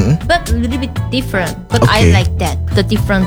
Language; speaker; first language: English; non-native, learner; Korean